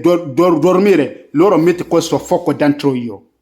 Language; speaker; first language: Italian; non-native, learner; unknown